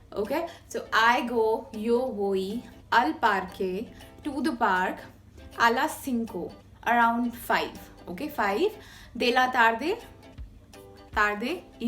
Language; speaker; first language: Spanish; non-native, fluent; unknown